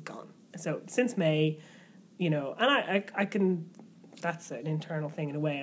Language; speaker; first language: English; native; English